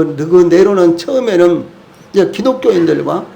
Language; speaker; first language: Korean; native; Korean